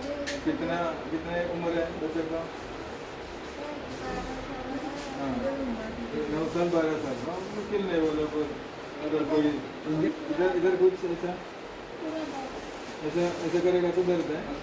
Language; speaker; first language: Hindi; non-native, local second language; Malayalam